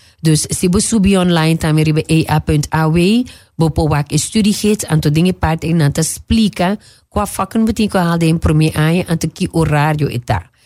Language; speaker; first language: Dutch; non-native, local second language; Papiamento